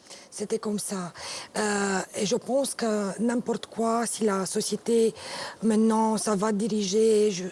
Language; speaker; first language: French; non-native, fluent; Romanian